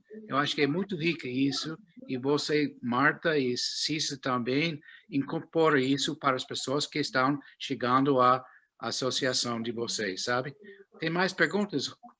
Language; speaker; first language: Portuguese; non-native, fluent; English